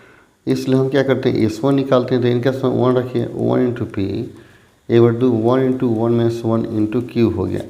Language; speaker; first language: Hindi; native; Hindi